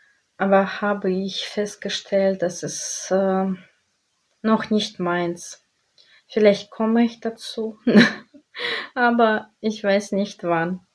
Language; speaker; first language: German; non-native, learner; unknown